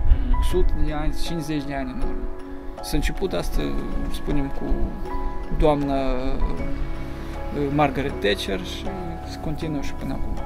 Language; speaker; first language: Romanian; non-native, local second language; Russian